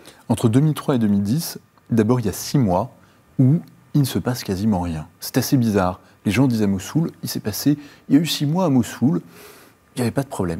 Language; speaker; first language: French; native; French